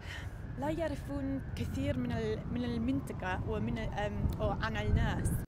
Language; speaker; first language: Arabic; non-native, learner; English